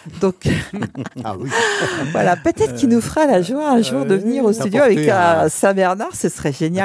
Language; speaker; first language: French; native; French